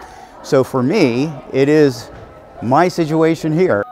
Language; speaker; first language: English; native; English